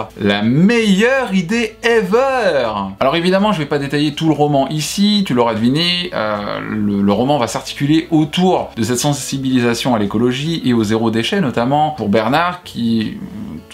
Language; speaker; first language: French; native; French